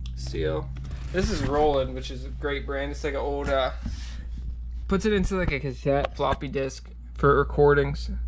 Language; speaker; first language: English; native; English